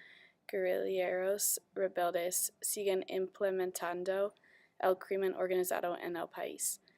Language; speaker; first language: Spanish; non-native, learner; English